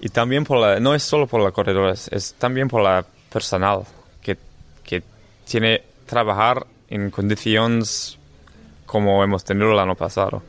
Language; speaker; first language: Spanish; non-native, learner; English